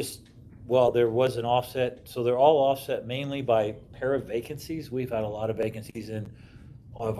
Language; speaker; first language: English; native; English